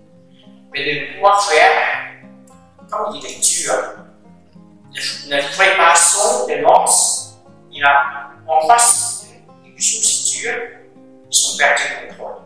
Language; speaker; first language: French; non-native, learner; Chinese